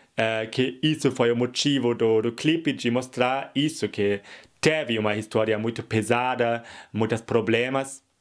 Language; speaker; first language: Portuguese; non-native, fluent; German